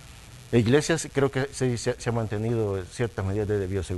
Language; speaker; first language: Spanish; native; Spanish